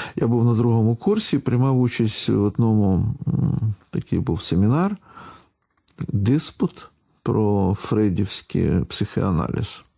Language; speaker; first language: Ukrainian; non-native, local second language; Russian